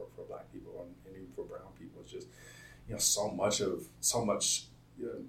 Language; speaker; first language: English; native; English